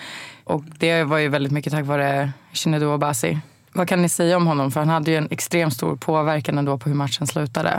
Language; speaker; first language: Swedish; native; Swedish